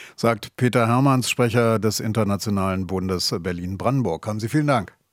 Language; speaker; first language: German; native; German